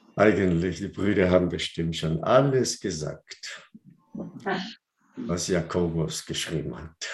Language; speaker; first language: German; non-native, fluent; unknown